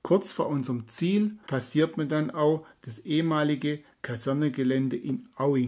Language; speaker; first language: German; native; German